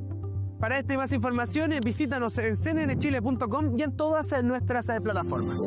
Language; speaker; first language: Spanish; native; Spanish